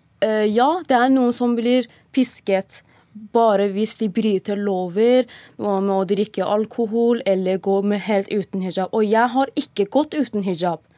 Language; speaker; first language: Norwegian; non-native, fluent; Persian